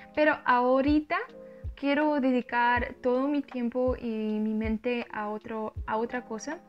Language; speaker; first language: Spanish; non-native, learner; Russian